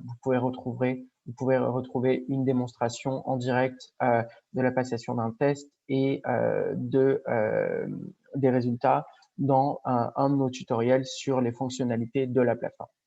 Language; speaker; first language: French; native; French